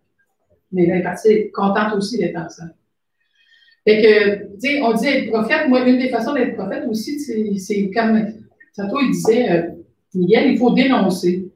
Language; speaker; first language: French; native; French